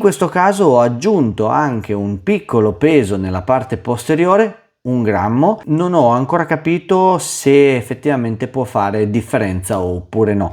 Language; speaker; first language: Italian; native; Italian